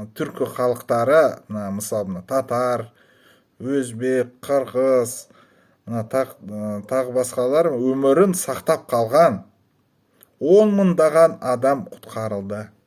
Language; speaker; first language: Kazakh; non-native, local second language; Russian